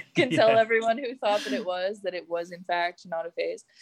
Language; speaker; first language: English; native; English